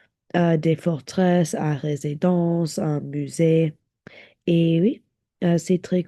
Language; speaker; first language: French; non-native, learner; English